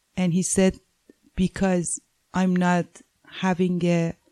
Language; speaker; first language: English; non-native, fluent; Persian